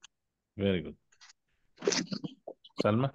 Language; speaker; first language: English; non-native, learner; Arabic